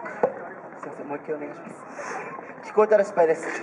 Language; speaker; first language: Japanese; native; Japanese